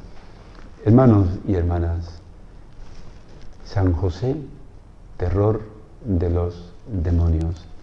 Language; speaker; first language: Spanish; native; Spanish